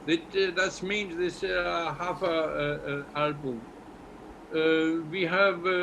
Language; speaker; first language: English; non-native, learner; Icelandic